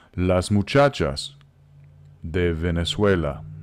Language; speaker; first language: Spanish; non-native, fluent; English